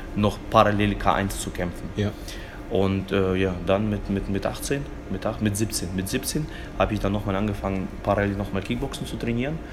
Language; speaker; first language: German; early bilingual, other home language; Russian